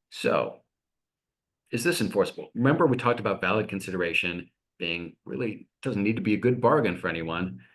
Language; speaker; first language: English; native; English